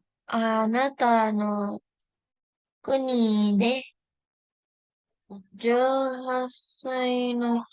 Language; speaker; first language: Japanese; non-native, learner; Indonesian